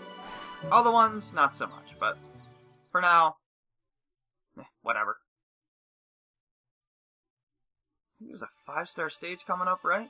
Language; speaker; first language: English; native; English